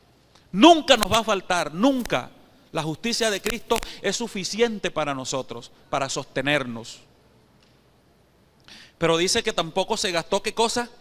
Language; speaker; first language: Spanish; native; Spanish